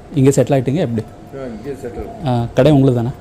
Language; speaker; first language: Tamil; non-native, learner; Kannada